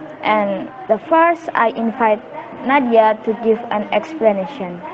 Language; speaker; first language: English; non-native, learner; Indonesian